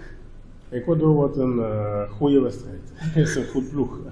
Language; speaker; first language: Dutch; non-native, local second language; Papiamento